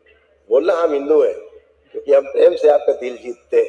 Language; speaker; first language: Hindi; native; Hindi